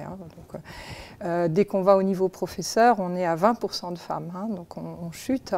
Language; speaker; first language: French; native; French